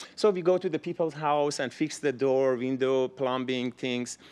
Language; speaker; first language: English; non-native, learner; Persian